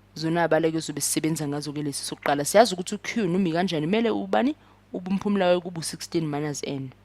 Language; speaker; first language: Zulu; non-native, local second language; English